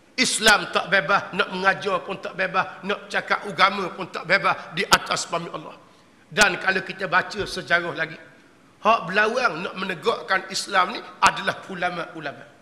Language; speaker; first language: Malay; native; Malay